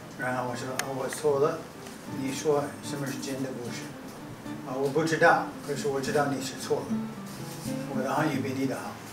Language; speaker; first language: Chinese; non-native, learner; English